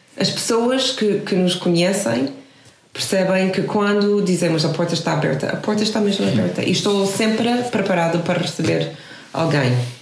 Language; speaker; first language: Portuguese; non-native, fluent; English